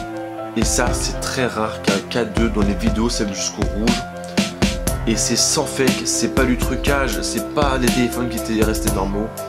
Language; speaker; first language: French; native; French